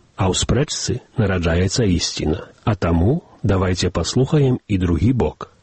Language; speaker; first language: Belarusian; early bilingual, heritage; Belarusian